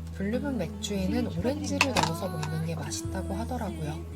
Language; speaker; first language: Korean; native; Korean